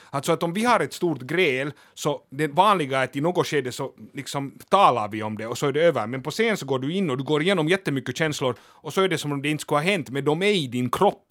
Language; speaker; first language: Swedish; native; Swedish